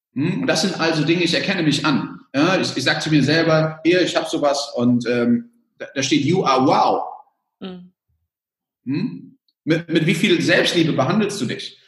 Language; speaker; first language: German; early bilingual, other home language; Spanish